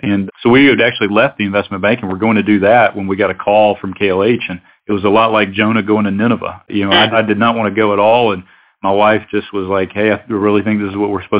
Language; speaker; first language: English; native; English